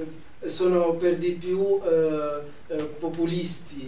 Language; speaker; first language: Italian; non-native, fluent; Arabic